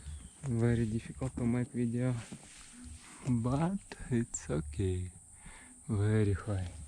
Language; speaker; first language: English; non-native, learner; Russian